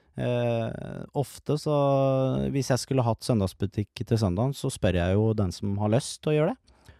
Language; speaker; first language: Norwegian; native; Norwegian